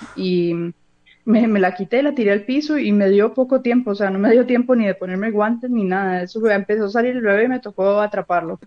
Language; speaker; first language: Spanish; native; Spanish